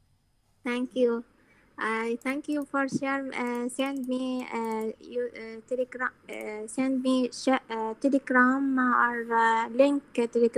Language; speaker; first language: English; non-native, learner; Arabic